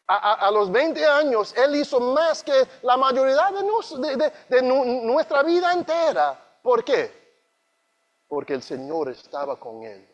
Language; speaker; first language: Spanish; non-native, learner; English